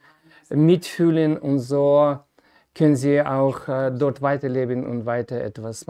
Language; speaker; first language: German; non-native, fluent; Ukrainian